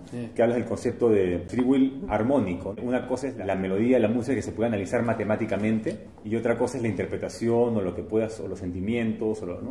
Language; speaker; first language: Spanish; native; Spanish